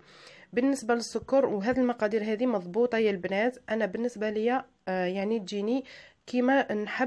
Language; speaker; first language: Arabic; native; Arabic